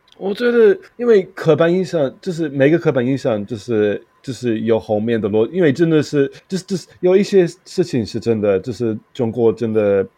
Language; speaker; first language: Chinese; non-native, fluent; English